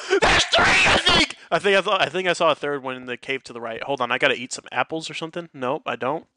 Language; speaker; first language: English; native; English